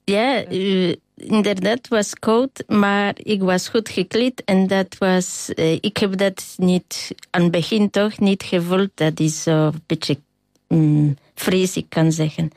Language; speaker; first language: Dutch; non-native, fluent; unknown